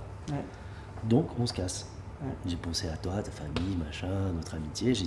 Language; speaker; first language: French; native; French